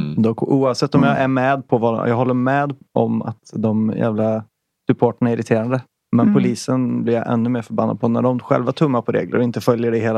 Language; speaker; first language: Swedish; native; Swedish